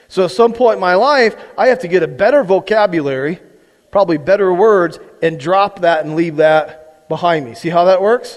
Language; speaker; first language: English; native; English